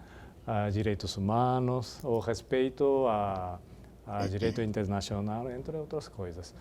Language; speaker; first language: Portuguese; non-native, fluent; Japanese